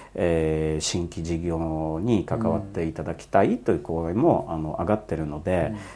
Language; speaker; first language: Japanese; non-native, fluent; Polish